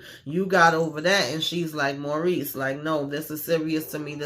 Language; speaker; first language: English; native; English